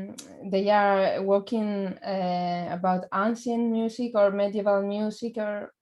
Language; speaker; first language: English; non-native, learner; Spanish